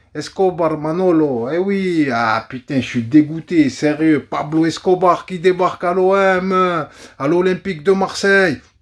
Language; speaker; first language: French; native; French